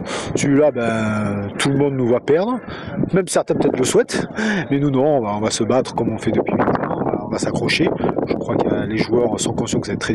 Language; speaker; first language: French; native; French